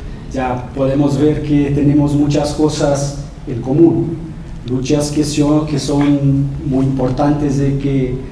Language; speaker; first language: Spanish; non-native, fluent; Portuguese